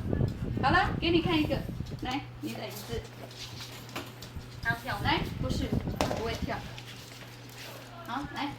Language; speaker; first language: Chinese; native; Chinese